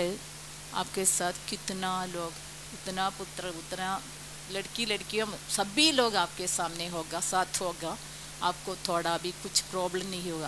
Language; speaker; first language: Hindi; non-native, local second language; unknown